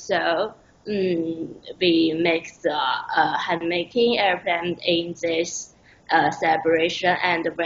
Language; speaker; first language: English; non-native, learner; Chinese